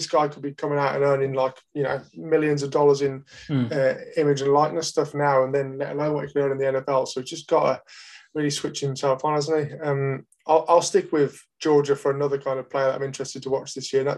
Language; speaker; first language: English; native; English